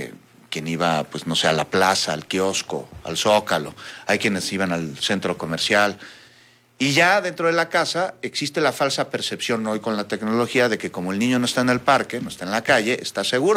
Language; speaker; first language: Spanish; native; Spanish